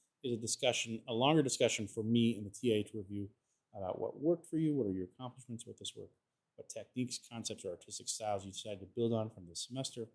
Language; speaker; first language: English; native; English